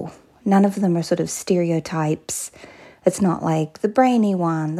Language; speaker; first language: English; native; English